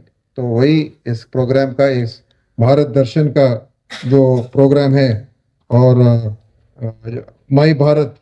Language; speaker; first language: Hindi; non-native, local second language; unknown